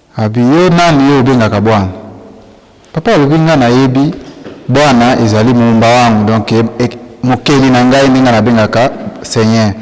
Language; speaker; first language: Lingala; non-native, local second language; Swahili